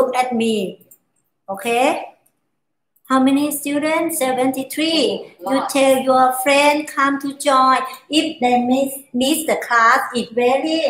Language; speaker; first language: English; non-native, learner; Thai